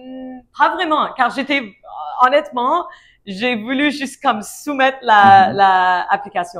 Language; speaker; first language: French; non-native, learner; English